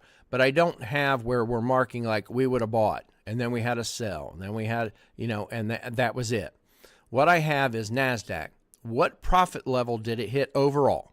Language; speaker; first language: English; native; English